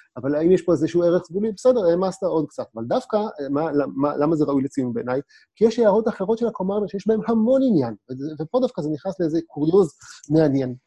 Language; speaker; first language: Hebrew; native; Hebrew